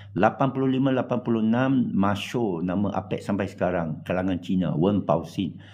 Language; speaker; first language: Malay; non-native, local second language; English